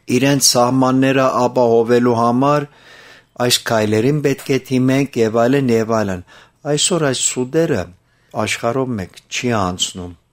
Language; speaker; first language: Armenian; early bilingual, heritage; Armenian